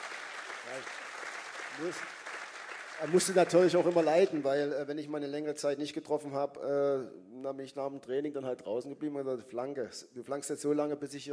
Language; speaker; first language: German; native; German